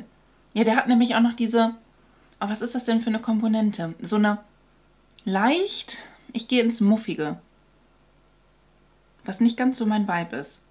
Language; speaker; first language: German; native; German